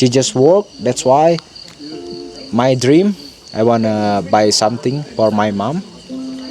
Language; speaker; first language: English; non-native, learner; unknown